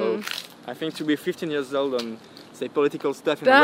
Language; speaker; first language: English; non-native, fluent; French